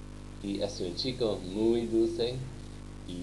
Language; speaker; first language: Spanish; non-native, learner; English